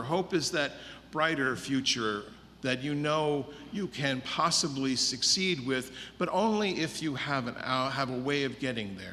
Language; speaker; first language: English; native; English